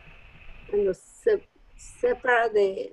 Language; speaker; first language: English; non-native, learner; Spanish